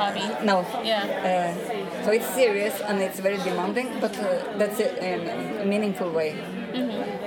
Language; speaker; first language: English; non-native, fluent; Norwegian